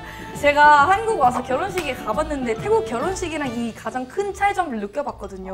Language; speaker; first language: Korean; non-native, fluent; Thai